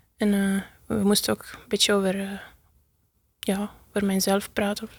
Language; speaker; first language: Dutch; non-native, learner; Italian